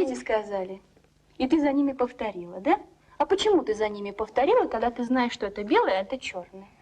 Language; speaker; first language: Russian; native; Russian